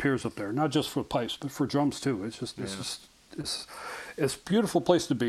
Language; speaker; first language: English; native; English